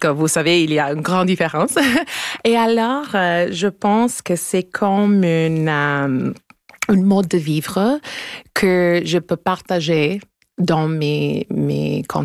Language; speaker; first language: French; non-native, local second language; English